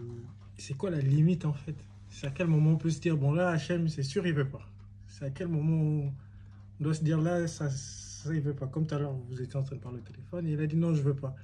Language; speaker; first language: French; native; French